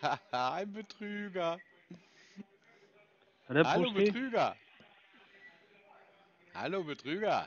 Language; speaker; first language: German; native; German